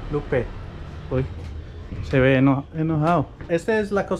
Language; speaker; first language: Spanish; non-native, learner; English